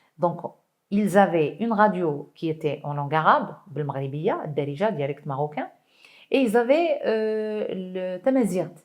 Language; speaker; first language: French; non-native, local second language; Arabic